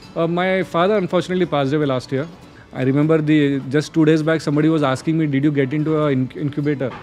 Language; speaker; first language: English; non-native, local second language; Hindi